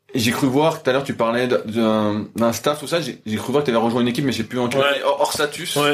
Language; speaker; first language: French; native; French